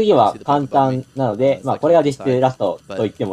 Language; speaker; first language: Japanese; native; Japanese